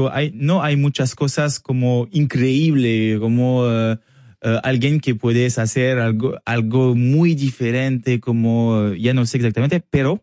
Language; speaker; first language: Spanish; non-native, learner; French